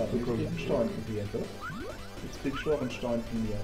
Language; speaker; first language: German; native; German